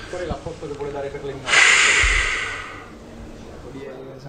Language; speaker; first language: Italian; native; Italian